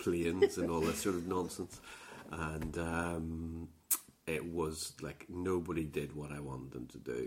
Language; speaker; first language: English; native; English